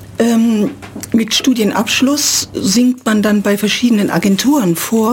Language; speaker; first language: German; native; German